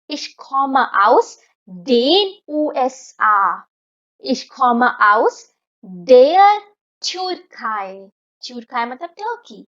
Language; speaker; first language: German; non-native, fluent; Hindi